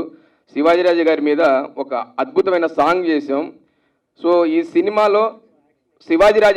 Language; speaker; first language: Telugu; native; Telugu